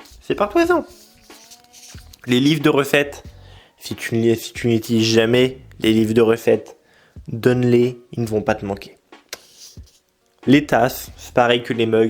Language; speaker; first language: French; native; French